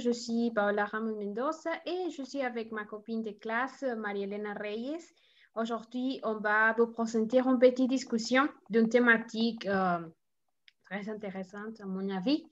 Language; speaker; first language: French; non-native, learner; Spanish